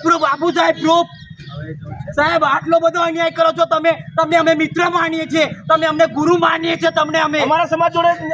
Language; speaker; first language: Gujarati; non-native, local second language; Rathawi